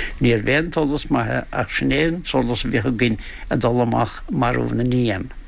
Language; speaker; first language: Irish; native; Irish